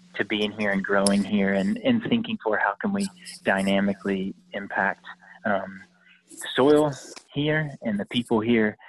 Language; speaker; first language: English; native; English